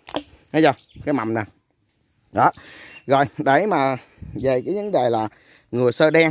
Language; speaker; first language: Vietnamese; native; Vietnamese